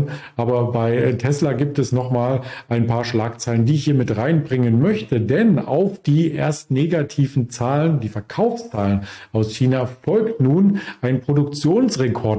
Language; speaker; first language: German; native; German